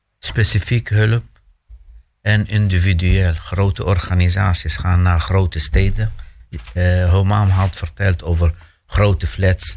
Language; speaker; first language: Dutch; non-native, fluent; Arabic